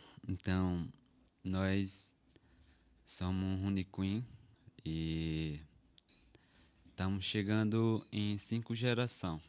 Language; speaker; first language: Portuguese; non-native, local second language; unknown